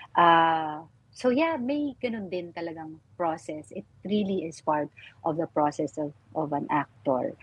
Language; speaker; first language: Filipino; native; Filipino